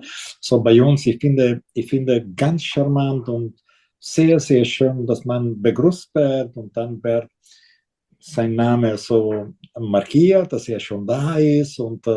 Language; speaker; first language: German; non-native, fluent; Italian